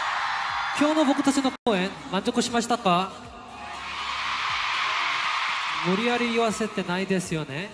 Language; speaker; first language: Japanese; non-native, learner; Korean